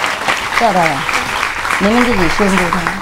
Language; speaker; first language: Chinese; non-native, fluent; Vietnamese